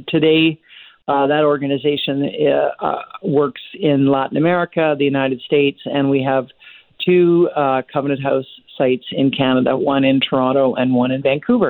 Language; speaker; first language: English; native; English